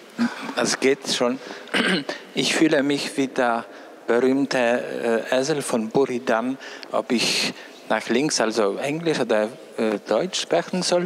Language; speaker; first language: German; non-native, fluent; Polish